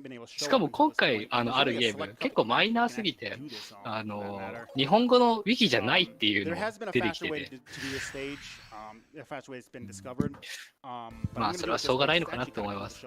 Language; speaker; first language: Japanese; native; Japanese